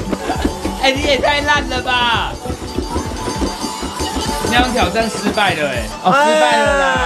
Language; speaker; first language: Chinese; native; Chinese